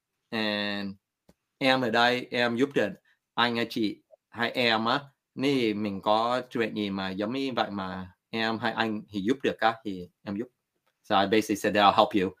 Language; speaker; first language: Vietnamese; early bilingual, heritage; Vietnamese